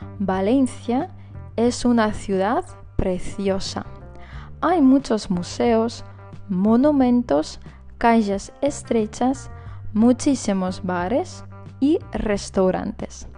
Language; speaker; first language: Spanish; non-native, fluent; Russian